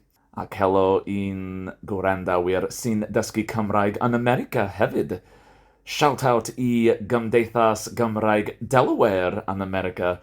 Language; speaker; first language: Welsh; non-native, fluent; English